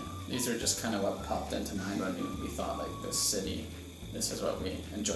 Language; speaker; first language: English; native; English